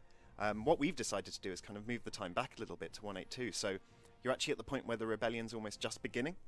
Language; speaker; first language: English; native; English